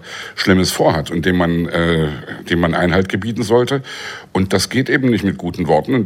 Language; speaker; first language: German; native; German